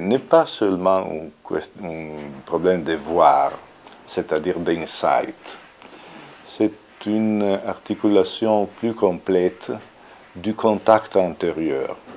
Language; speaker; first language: French; non-native, fluent; Italian